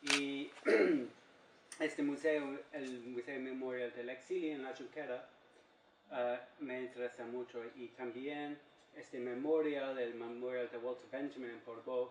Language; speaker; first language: Spanish; non-native, learner; English